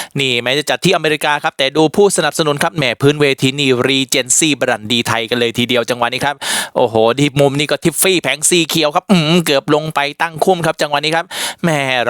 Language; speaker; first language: Thai; native; Thai